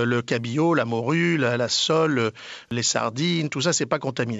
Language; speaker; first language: French; native; French